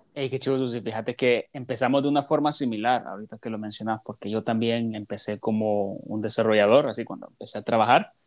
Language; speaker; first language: Spanish; native; Spanish